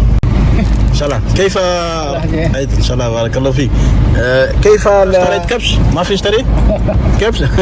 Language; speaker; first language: Arabic; non-native, learner; French